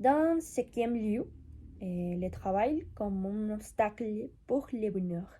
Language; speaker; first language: French; non-native, learner; Spanish